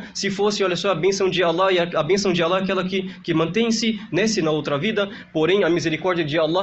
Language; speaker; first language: Portuguese; native; Portuguese